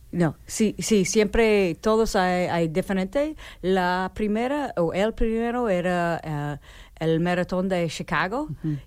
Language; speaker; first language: Spanish; non-native, learner; English